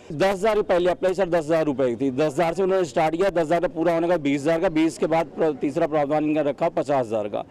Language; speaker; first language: Hindi; native; Hindi